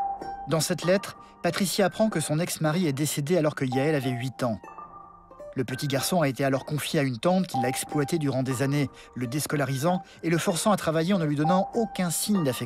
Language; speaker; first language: French; native; French